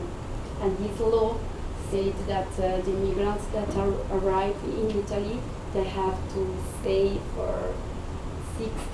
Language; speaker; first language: English; non-native, fluent; Italian